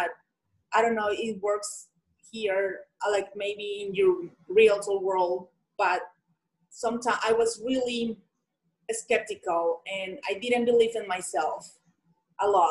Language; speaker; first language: English; non-native, fluent; Spanish